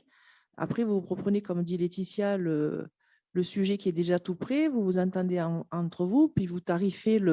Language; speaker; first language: French; native; French